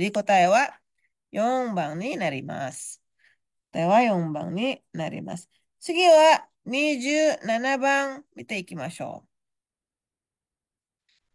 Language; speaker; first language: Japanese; non-native, fluent; Indonesian